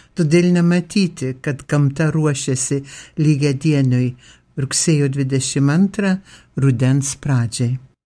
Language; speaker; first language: Lithuanian; early bilingual, heritage; Lithuanian